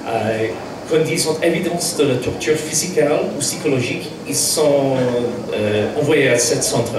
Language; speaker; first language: French; non-native, fluent; English